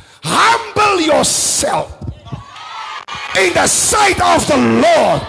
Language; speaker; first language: English; non-native, local second language; Afrikaans